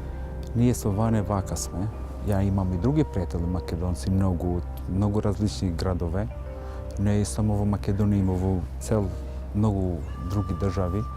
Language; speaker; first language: Macedonian; non-native, local second language; Albanian